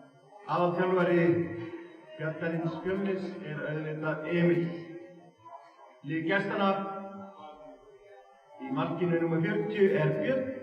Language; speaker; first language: Icelandic; native; Icelandic